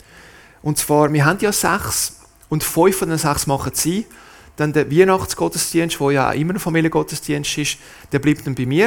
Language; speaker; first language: German; native; German